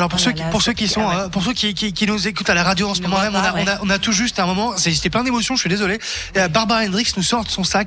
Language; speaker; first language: French; native; French